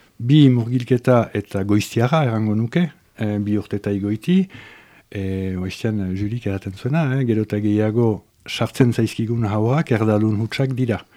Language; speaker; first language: Basque; native; Basque